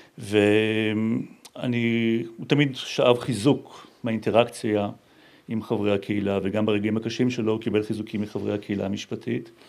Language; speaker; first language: Hebrew; native; Hebrew